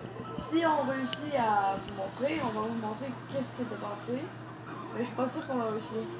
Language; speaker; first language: French; native; French